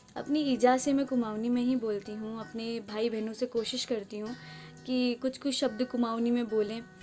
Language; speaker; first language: Hindi; non-native, local second language; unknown